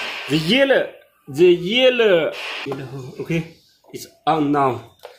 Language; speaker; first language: English; non-native, learner; Chinese